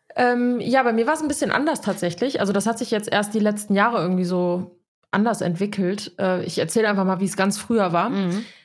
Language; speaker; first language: German; early bilingual, other home language; Serbian